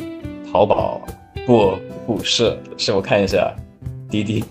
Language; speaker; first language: Chinese; non-native, fluent; English